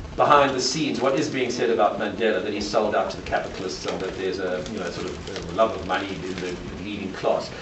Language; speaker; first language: English; native; English